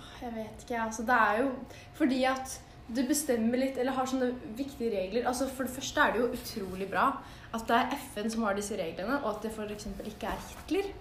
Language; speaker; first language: Norwegian; native; Norwegian